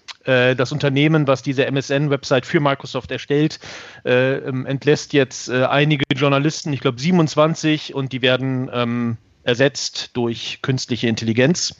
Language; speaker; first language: German; native; German